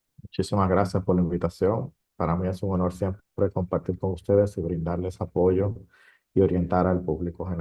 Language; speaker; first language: Spanish; native; Spanish